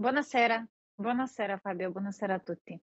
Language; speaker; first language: Italian; non-native, fluent; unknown